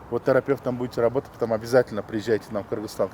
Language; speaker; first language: Russian; non-native, local second language; Kyrgyz